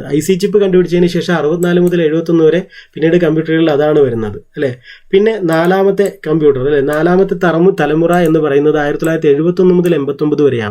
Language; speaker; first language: Malayalam; native; Malayalam